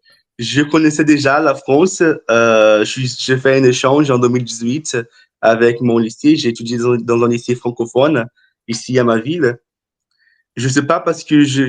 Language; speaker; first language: French; non-native, fluent; Portuguese